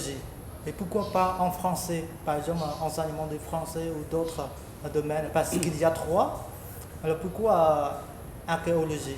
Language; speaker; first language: French; non-native, fluent; Khmer